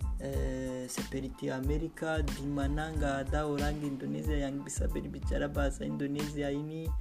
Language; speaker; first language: Indonesian; non-native, learner; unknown